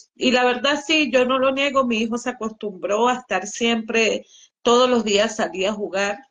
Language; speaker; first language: Spanish; native; Spanish